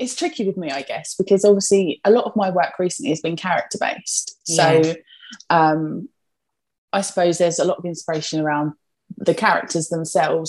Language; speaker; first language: English; native; English